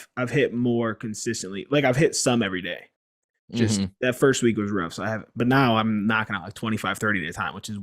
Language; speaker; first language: English; native; English